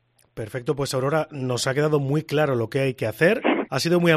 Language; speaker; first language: Spanish; native; Spanish